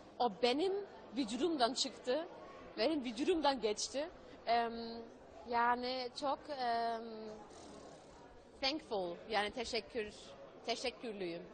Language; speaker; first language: Turkish; early bilingual, heritage; German